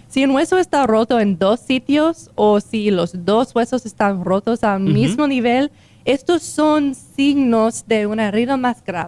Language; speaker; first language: Spanish; non-native, learner; English